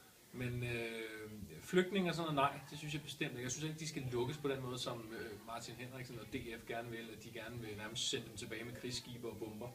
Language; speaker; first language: Danish; native; Danish